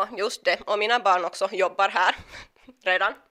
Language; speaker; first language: Swedish; non-native, local second language; Finnish